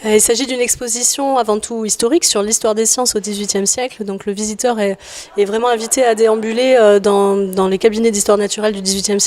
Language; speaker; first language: French; native; French